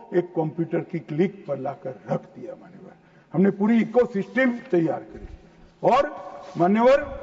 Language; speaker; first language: Hindi; native; Hindi